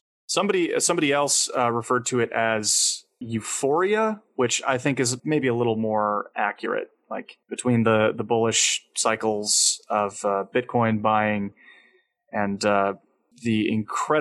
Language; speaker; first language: English; native; English